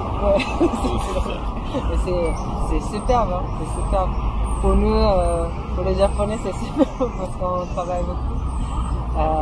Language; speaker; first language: French; non-native, fluent; Japanese